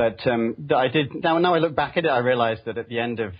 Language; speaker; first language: English; native; English